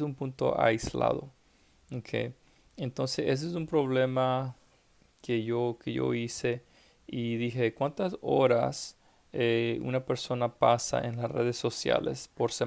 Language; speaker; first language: Spanish; early bilingual, heritage; English